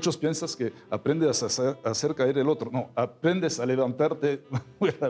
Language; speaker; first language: Spanish; non-native, fluent; French